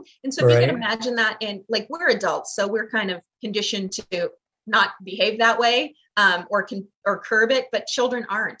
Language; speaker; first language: English; native; English